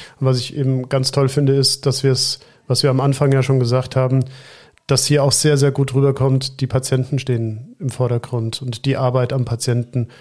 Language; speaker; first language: German; native; German